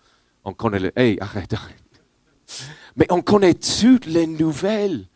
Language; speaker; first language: French; non-native, learner; English